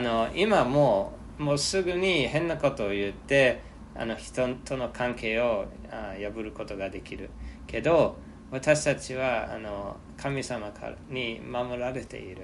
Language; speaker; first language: Japanese; non-native, fluent; English